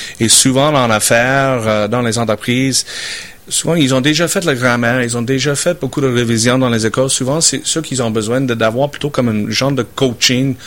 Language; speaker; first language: French; non-native, fluent; English